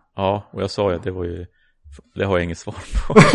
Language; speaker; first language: Swedish; native; Swedish